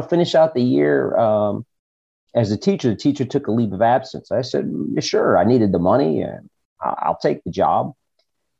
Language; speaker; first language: English; native; English